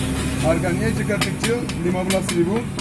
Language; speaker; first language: Indonesian; non-native, fluent; Turkish